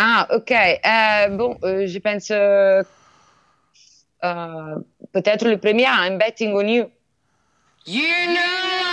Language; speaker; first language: French; non-native, learner; Italian